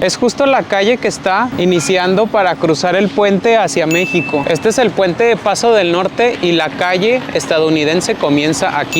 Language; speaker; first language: Spanish; native; Spanish